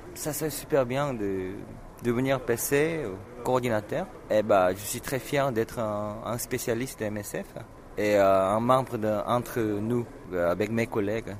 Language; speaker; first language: French; non-native, fluent; Korean